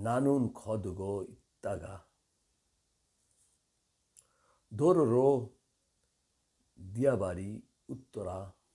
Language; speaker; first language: Korean; non-native, learner; Bangla